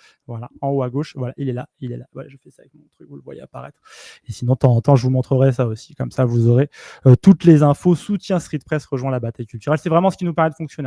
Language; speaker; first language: French; native; French